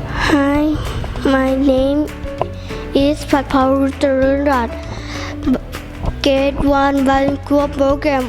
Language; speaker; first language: English; non-native, learner; Thai